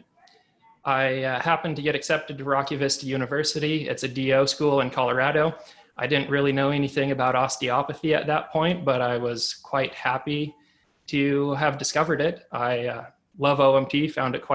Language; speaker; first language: English; native; English